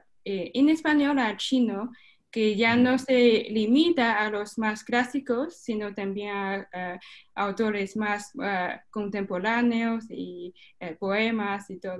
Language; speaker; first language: Spanish; non-native, fluent; Chinese